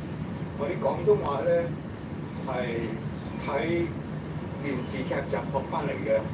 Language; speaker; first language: Cantonese; early bilingual, heritage; Cantonese